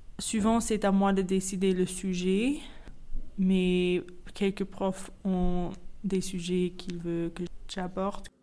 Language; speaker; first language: French; non-native, fluent; English